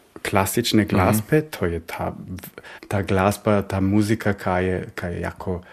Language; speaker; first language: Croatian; early bilingual, heritage; Croatian